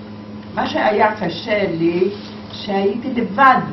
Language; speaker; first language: Hebrew; non-native, fluent; Polish